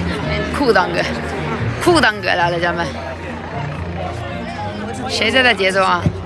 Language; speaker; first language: Chinese; native; Chinese